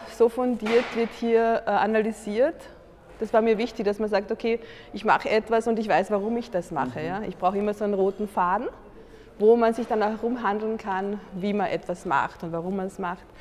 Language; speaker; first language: German; native; German